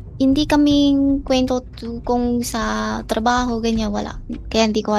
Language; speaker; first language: Filipino; non-native, learner; Chinese